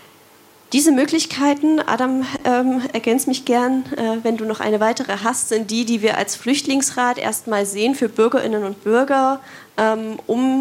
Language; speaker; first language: German; native; German